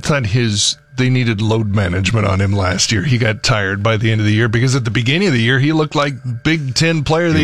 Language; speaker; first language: English; native; English